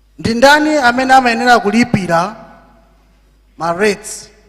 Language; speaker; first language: Nyanja; native; Nyanja